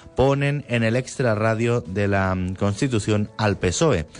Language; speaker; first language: Spanish; non-native, local second language; Catalan